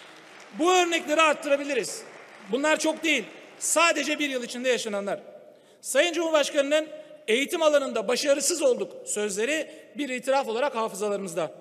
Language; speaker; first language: Turkish; native; Turkish